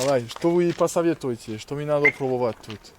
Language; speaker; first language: Russian; non-native, learner; French